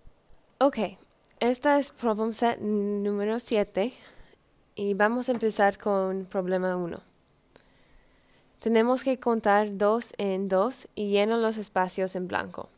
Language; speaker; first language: Spanish; early bilingual, heritage; Spanish